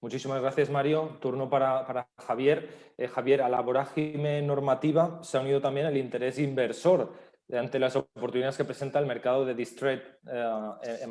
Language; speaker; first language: Spanish; native; Spanish